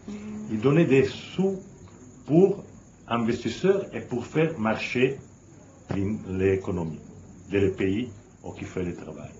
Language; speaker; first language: French; non-native, learner; Italian